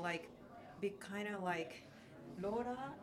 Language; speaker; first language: English; non-native, fluent; Japanese